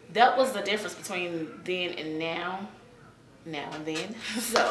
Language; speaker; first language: English; native; English